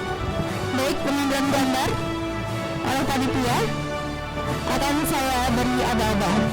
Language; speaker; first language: Indonesian; native; Indonesian